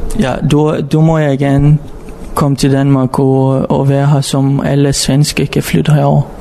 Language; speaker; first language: Danish; non-native, fluent; Arabic